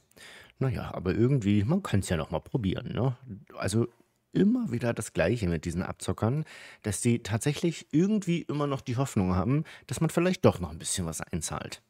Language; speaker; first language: German; native; German